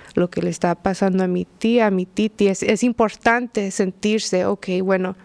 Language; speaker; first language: Spanish; early bilingual, heritage; Spanish